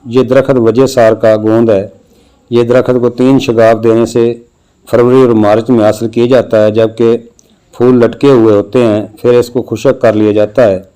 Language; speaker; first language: Urdu; non-native, local second language; Punjabi